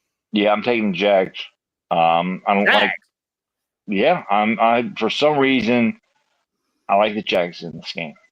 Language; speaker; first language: English; native; English